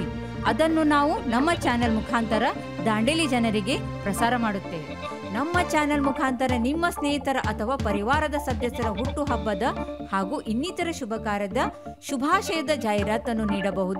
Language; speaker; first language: Kannada; native; Kannada